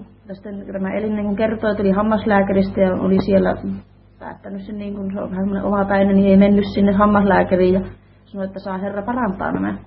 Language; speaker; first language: Finnish; native; Finnish